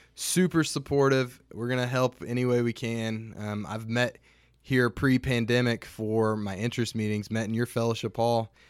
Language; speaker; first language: English; native; English